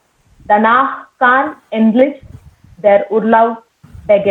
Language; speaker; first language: German; non-native, learner; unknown